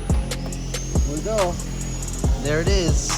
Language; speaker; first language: English; native; English